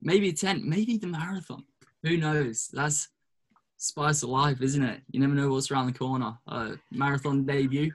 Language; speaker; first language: English; native; English